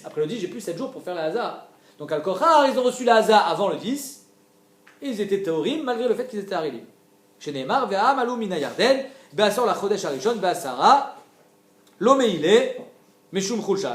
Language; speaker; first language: French; native; French